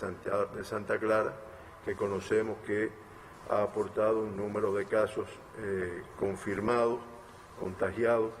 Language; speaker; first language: Spanish; native; Spanish